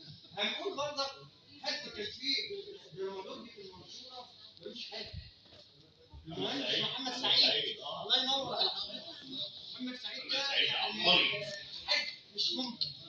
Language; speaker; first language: Arabic; native; Arabic